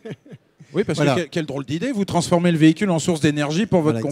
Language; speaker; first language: French; native; French